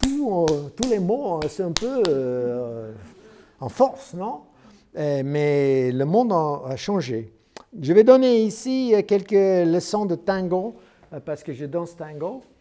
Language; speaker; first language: French; non-native, learner; English